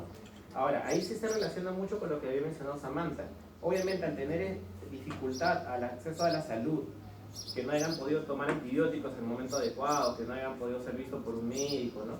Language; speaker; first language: Spanish; native; Spanish